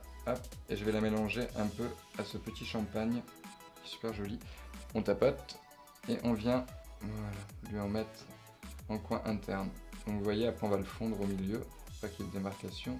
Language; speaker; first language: French; native; French